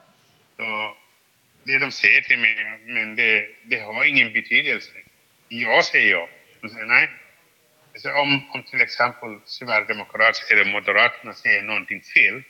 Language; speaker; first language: Swedish; non-native, fluent; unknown